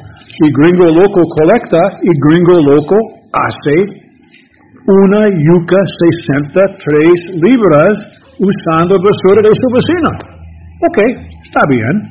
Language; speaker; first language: Spanish; non-native, learner; English